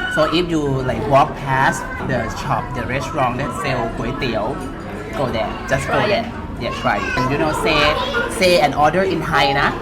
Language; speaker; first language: English; non-native, fluent; Thai